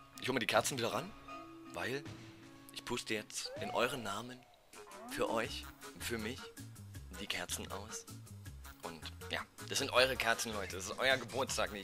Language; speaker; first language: German; native; German